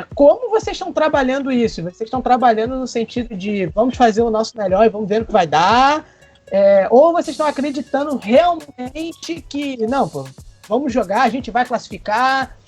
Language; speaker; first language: Portuguese; native; Portuguese